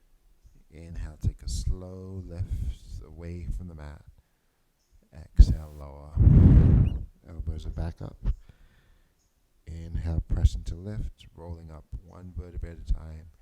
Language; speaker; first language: English; native; English